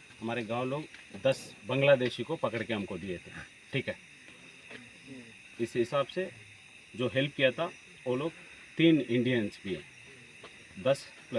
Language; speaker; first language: Hindi; non-native, local second language; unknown